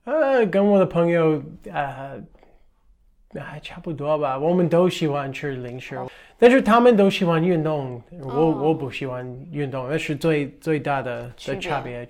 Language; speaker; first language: Chinese; non-native, fluent; English